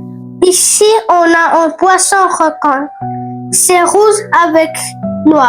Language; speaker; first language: French; non-native, learner; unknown